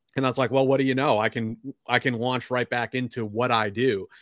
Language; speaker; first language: English; native; English